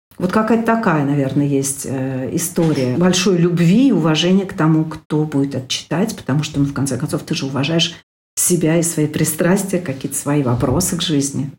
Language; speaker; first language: Russian; native; Russian